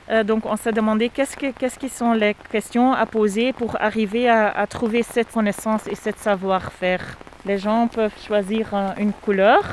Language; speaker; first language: French; non-native, fluent; Dutch